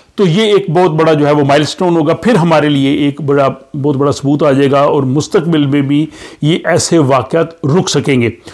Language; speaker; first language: Urdu; native; Urdu